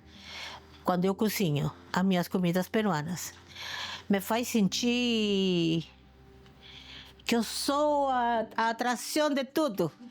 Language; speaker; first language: Portuguese; non-native, fluent; Spanish